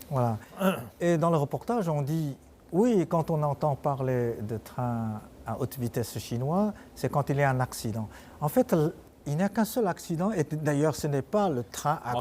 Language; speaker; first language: French; non-native, fluent; Chinese